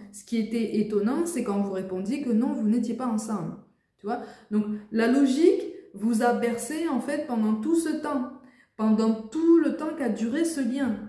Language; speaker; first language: French; native; French